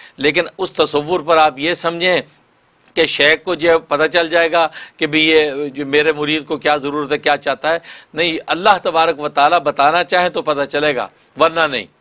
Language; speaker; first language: Urdu; native; Urdu